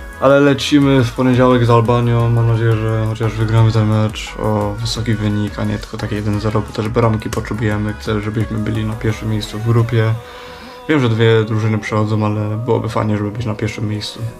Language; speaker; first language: Polish; early bilingual, heritage; Polish